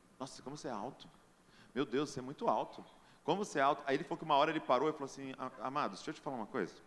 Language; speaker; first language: Portuguese; native; Portuguese